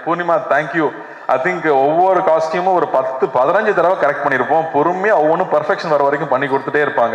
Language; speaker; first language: Tamil; native; Tamil